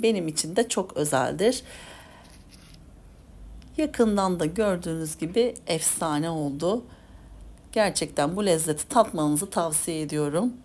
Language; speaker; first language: Turkish; native; Turkish